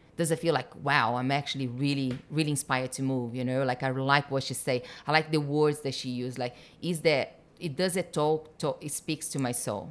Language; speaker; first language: English; non-native, fluent; Portuguese